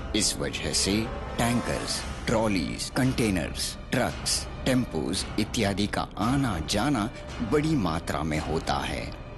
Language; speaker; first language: Hindi; non-native, local second language; Marathi